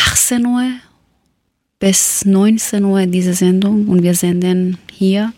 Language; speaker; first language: German; non-native, fluent; Persian